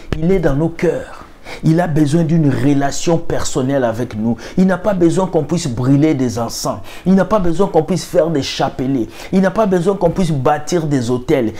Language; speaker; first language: French; non-native, local second language; Lingala